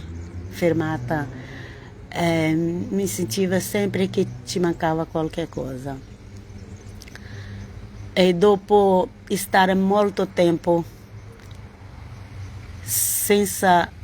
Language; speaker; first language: Italian; non-native, learner; Portuguese